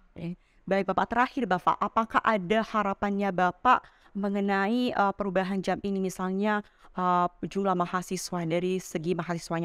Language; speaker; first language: Indonesian; native; Indonesian